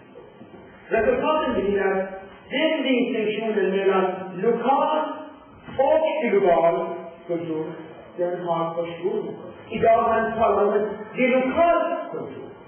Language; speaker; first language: Swedish; non-native, fluent; Persian